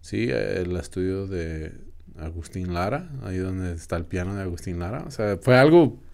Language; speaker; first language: Spanish; early bilingual, other home language; English